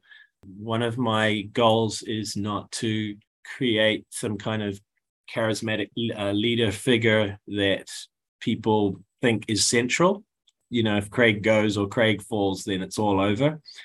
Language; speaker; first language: English; native; English